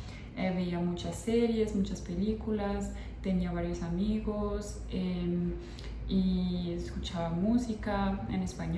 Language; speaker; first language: Spanish; non-native, fluent; French